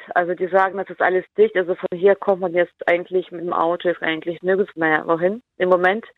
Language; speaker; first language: German; non-native, fluent; Ukrainian